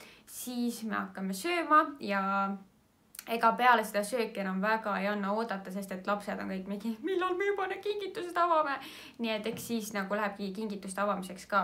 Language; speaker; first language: Estonian; native; Estonian